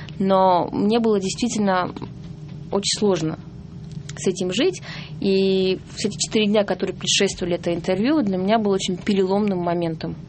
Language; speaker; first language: Russian; non-native, fluent; Georgian